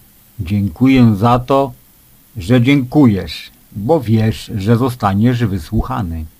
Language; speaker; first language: Polish; native; Polish